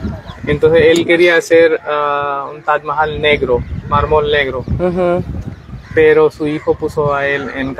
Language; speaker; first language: Spanish; non-native, learner; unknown